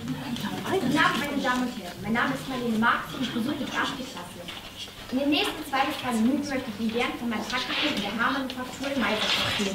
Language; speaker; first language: German; native; German